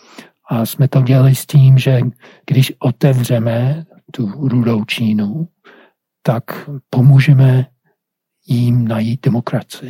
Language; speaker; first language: Czech; non-native, fluent; English